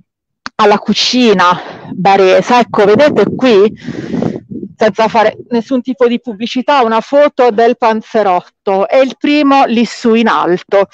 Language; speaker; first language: Italian; native; Italian